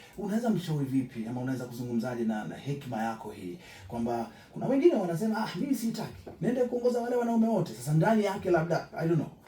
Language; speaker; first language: Swahili; native; Swahili